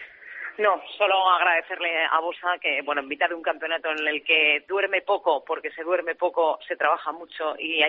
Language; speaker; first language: Spanish; native; Spanish